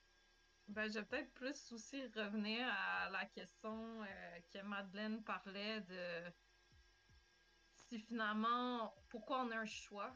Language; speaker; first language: French; native; French